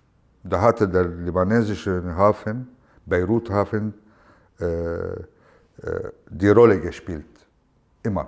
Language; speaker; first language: German; non-native, learner; Arabic